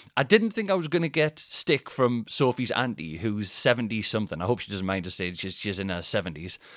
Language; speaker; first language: English; native; English